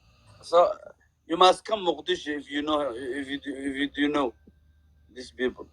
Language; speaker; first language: English; non-native, learner; Somali